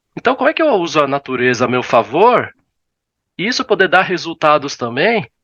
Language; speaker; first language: Portuguese; early bilingual, other home language; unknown